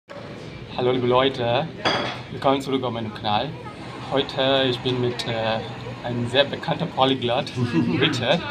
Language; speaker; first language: German; non-native, learner; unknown